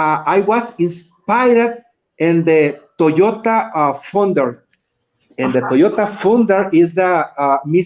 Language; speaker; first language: English; non-native, learner; Spanish